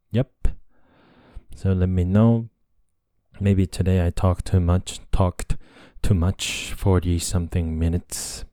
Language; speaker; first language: English; non-native, fluent; Japanese